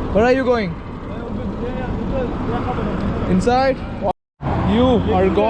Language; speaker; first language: English; non-native, local second language; Malayalam